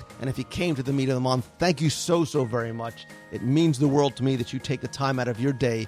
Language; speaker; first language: English; native; English